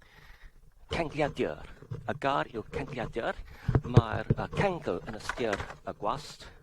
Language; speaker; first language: Welsh; non-native, learner; English